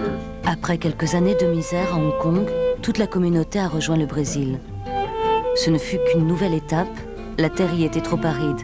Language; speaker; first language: French; native; French